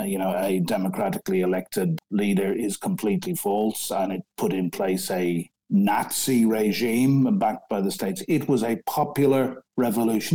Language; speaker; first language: English; native; English